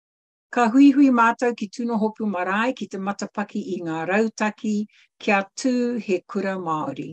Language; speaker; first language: Māori; non-native, local second language; English